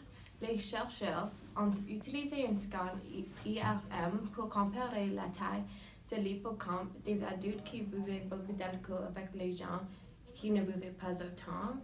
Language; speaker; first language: French; non-native, fluent; English